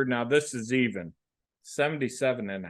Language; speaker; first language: English; native; English